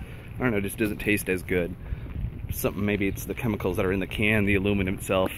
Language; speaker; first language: English; native; English